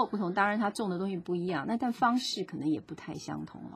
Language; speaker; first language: Chinese; native; Chinese